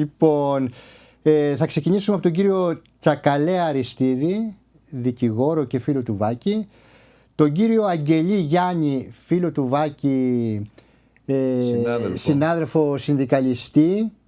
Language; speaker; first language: Greek; native; Greek